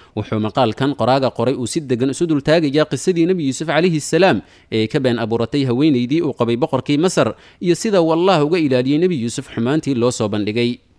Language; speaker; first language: Somali; native; Somali